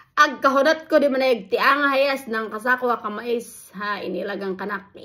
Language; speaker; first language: Cebuano; non-native, local second language; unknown